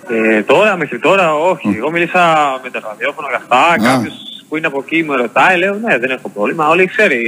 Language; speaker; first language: Greek; non-native, learner; Spanish